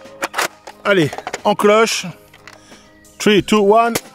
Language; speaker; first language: French; native; French